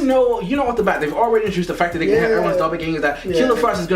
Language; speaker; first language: English; native; English